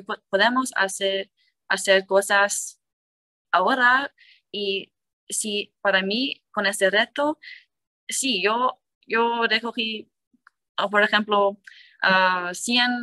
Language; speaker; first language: Spanish; non-native, learner; English